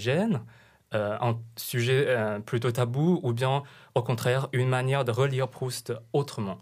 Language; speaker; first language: French; non-native, fluent; Chinese